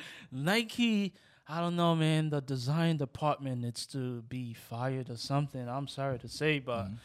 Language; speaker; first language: English; non-native, local second language; Yoruba